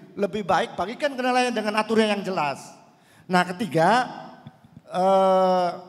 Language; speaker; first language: Indonesian; native; Indonesian